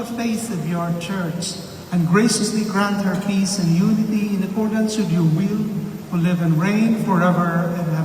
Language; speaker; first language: English; non-native, local second language; Filipino